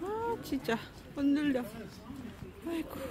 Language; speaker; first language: Korean; non-native, fluent; Japanese